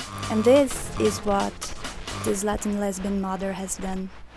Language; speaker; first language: English; non-native, fluent; Portuguese